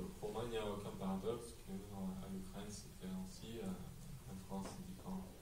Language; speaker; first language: French; non-native, fluent; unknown